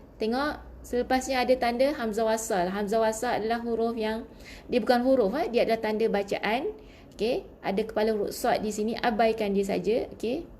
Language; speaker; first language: Malay; native; Malay